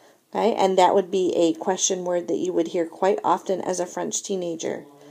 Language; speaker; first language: English; native; English